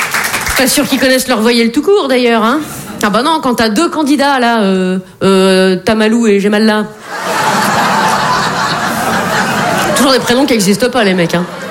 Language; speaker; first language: French; native; French